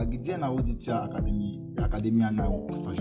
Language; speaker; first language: Russian; non-native, learner; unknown